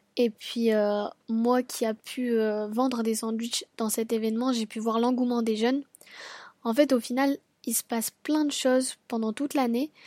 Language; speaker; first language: French; native; French